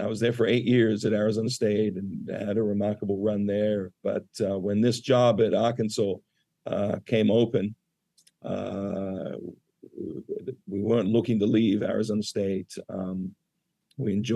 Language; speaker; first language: English; native; English